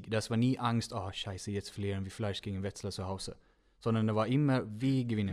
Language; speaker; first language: German; non-native, fluent; Swedish